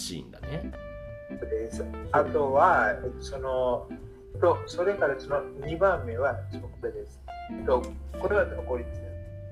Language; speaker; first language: Japanese; non-native, learner; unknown